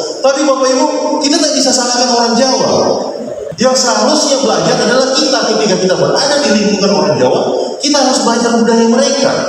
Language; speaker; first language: Indonesian; native; Indonesian